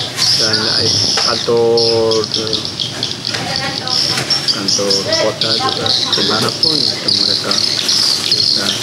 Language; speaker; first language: Indonesian; non-native, learner; Korean